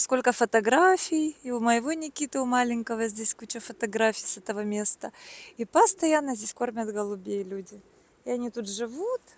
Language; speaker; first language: Russian; native; Russian